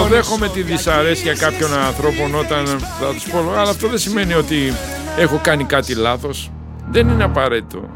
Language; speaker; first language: Greek; native; Greek